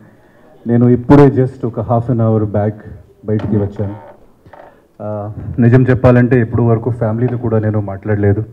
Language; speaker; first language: Telugu; non-native, fluent; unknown